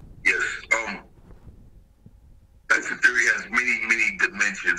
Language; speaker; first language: English; native; English